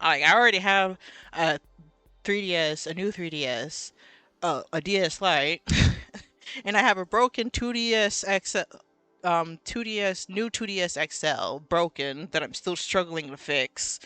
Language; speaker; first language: English; native; English